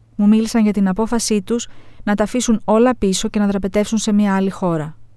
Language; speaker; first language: Greek; native; Greek